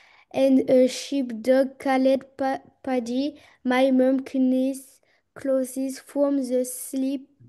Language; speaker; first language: English; non-native, learner; French